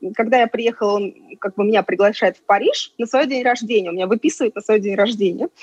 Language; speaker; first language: Russian; native; Russian